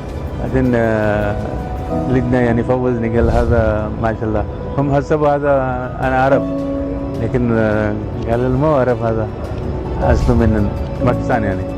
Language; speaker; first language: Arabic; non-native, fluent; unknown